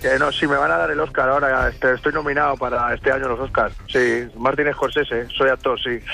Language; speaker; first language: Spanish; native; Spanish